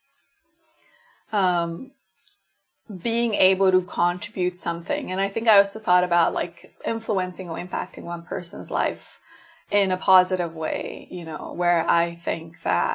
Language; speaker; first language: English; non-native, local second language; Ganda